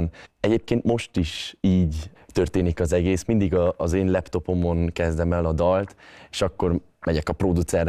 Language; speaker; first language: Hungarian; early bilingual, other home language; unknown